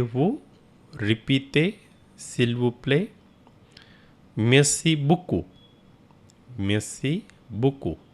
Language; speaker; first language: French; non-native, fluent; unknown